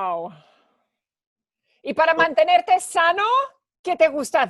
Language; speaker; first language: Spanish; early bilingual, heritage; Spanish